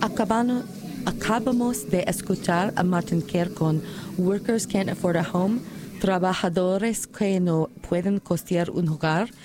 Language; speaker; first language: Spanish; non-native, learner; English